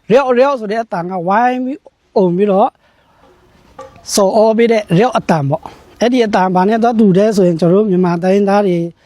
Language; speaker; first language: Burmese; non-native, local second language; Pa'o Karen